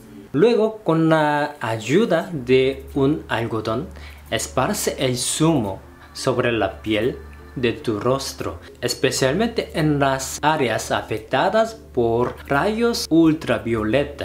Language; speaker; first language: Spanish; non-native, fluent; Korean